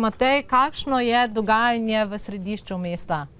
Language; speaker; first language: Slovenian; native; Slovenian